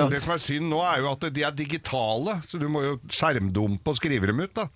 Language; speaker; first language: Norwegian; native; Norwegian